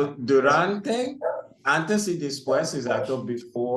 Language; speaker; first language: Spanish; early bilingual, heritage; Spanish